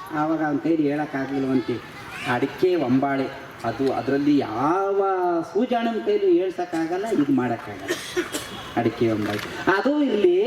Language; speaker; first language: Kannada; native; Kannada